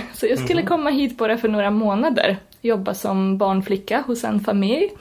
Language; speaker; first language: Swedish; non-native, fluent; Polish